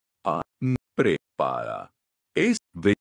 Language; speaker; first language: Spanish; non-native, learner; English